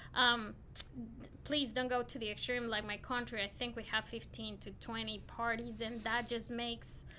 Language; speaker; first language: English; non-native, fluent; Spanish